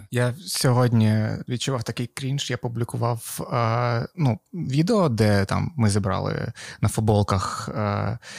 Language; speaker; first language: Ukrainian; non-native, local second language; Russian